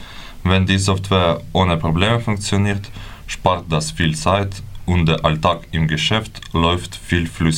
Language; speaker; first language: German; non-native, learner; Ukrainian